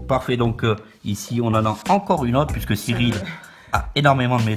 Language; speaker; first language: French; native; French